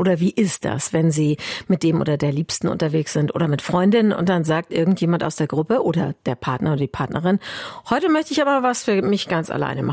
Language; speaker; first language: German; native; German